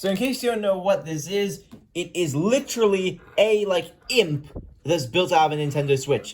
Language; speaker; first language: English; native; English